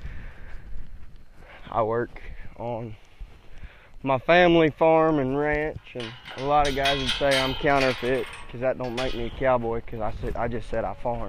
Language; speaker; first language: English; native; English